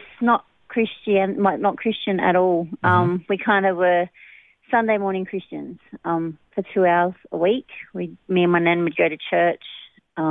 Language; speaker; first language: English; native; English